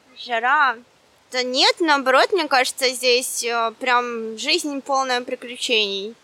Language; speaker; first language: Russian; native; Russian